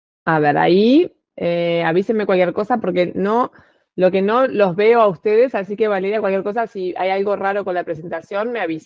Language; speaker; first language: Spanish; native; Spanish